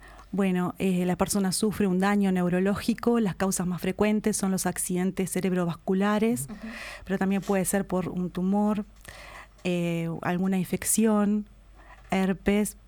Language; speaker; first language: Spanish; native; Spanish